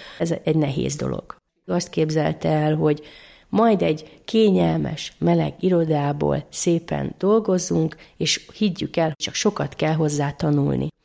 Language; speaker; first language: Hungarian; native; Hungarian